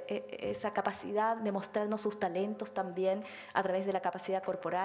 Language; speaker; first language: Spanish; native; Spanish